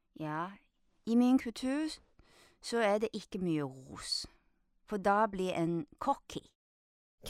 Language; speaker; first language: Norwegian; non-native, fluent; Chinese